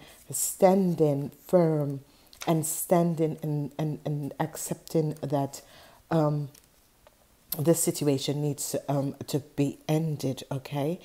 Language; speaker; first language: English; non-native, fluent; Dutch